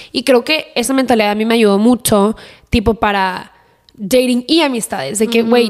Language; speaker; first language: Spanish; native; Spanish